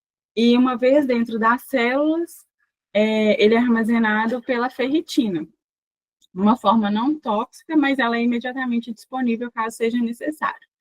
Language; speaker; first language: Portuguese; native; Portuguese